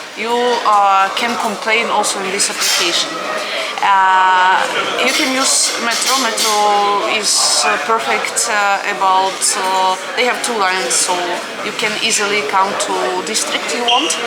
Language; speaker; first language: English; non-native, fluent; Russian